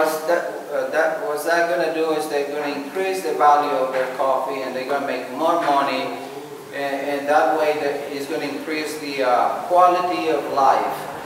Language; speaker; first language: English; non-native, fluent; Spanish